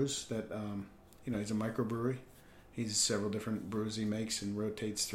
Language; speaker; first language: English; native; English